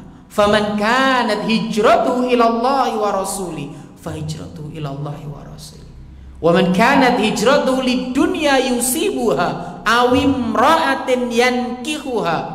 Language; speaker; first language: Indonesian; non-native, local second language; Javanese